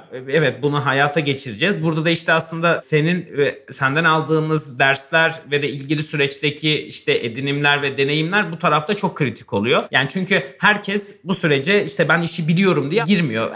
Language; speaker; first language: Turkish; native; Turkish